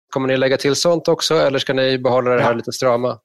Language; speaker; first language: Swedish; native; Swedish